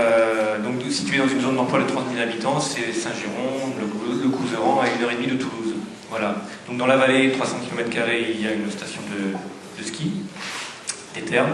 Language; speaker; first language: French; native; French